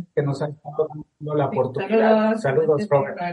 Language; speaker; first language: Spanish; native; Spanish